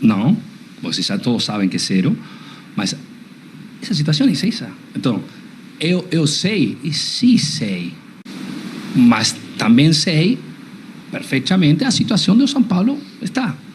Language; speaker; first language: Portuguese; non-native, learner; Spanish